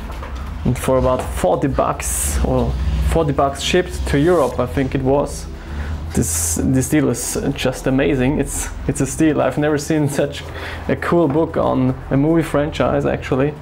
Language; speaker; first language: English; non-native, fluent; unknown